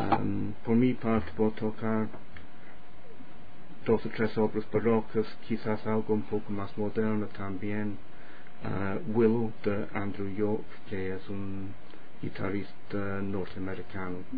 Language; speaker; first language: Spanish; non-native, fluent; English